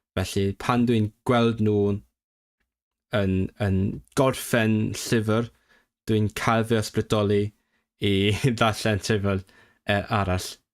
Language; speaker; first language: Welsh; non-native, learner; English